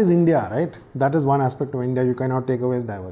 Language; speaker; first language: English; non-native, local second language; Hindi